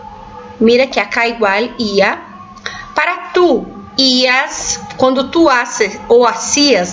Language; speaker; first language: Spanish; non-native, fluent; Portuguese